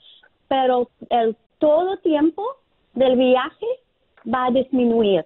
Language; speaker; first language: Spanish; non-native, fluent; English